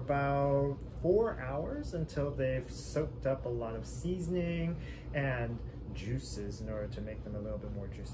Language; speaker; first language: English; native; English